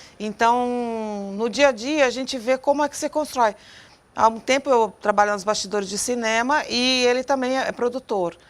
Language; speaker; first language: Portuguese; native; Portuguese